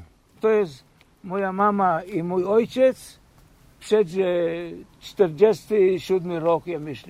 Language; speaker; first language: Polish; early bilingual, heritage; Polish